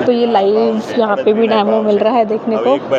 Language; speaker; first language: Hindi; native; Hindi